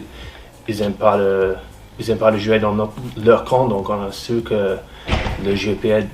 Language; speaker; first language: French; non-native, fluent; English